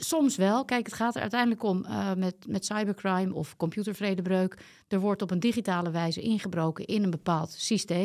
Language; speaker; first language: Dutch; native; Dutch